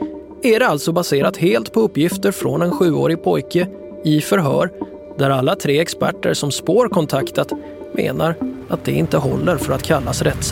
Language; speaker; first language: Swedish; native; Swedish